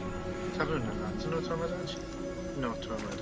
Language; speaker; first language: Japanese; non-native, learner; English